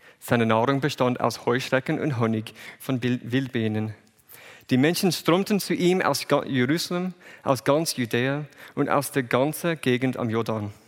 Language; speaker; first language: German; non-native, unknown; English